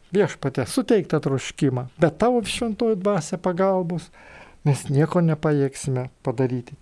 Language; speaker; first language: Lithuanian; native; Lithuanian